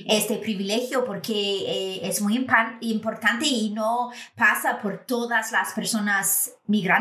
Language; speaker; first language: Spanish; non-native, fluent; English